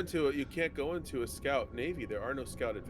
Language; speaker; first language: English; native; English